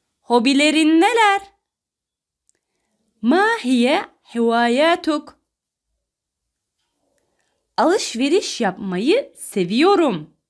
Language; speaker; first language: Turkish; non-native, fluent; Arabic